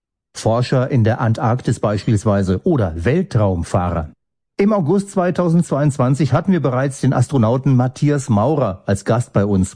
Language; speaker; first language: German; native; German